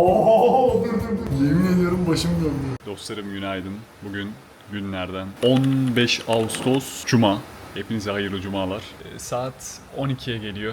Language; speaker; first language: Turkish; native; Turkish